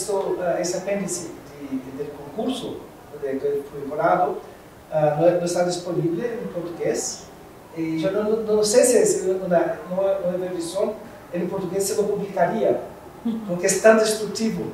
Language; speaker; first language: Spanish; non-native, fluent; Portuguese